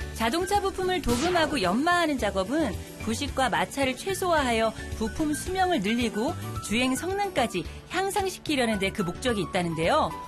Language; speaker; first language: Korean; native; Korean